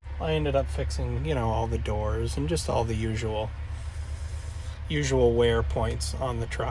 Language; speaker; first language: English; native; English